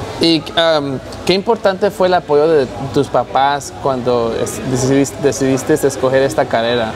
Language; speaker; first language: Spanish; early bilingual, other home language; English